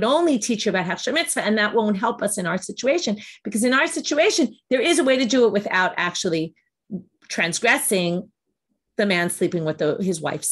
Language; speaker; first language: English; native; English